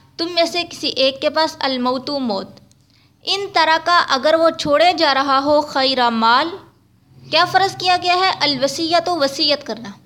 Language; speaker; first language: Urdu; native; Urdu